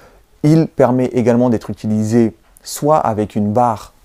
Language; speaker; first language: French; native; French